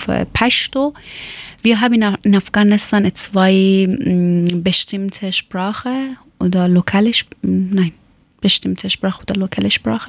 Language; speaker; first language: German; non-native, learner; Persian